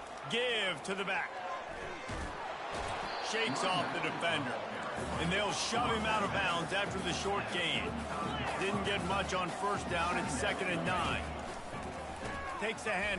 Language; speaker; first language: English; native; English